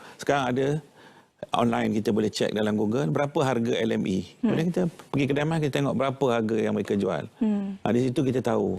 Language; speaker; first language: Malay; native; Malay